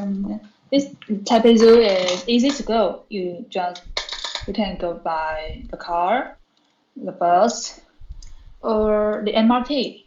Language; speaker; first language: English; non-native, learner; Chinese